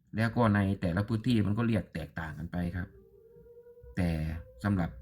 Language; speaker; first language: Thai; native; Thai